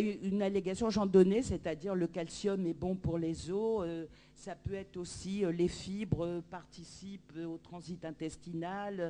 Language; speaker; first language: French; native; French